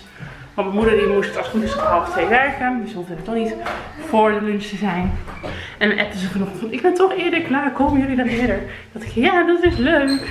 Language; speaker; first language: Dutch; native; Dutch